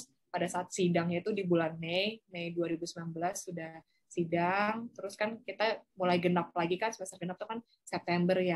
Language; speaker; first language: Indonesian; native; Indonesian